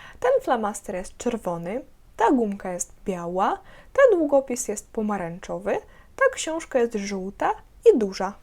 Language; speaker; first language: Polish; non-native, fluent; Ukrainian